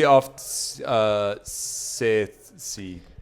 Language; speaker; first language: German; non-native, learner; English